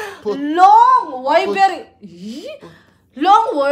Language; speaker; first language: English; non-native, local second language; Filipino